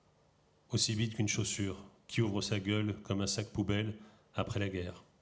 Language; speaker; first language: French; native; French